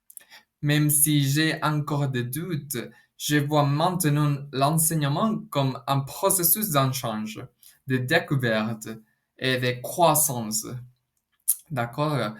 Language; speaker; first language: French; non-native, fluent; Spanish